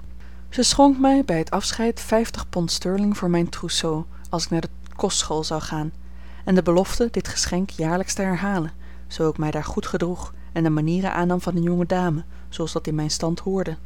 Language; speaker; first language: Dutch; native; Dutch